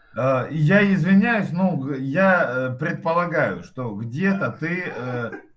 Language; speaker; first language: Russian; native; Russian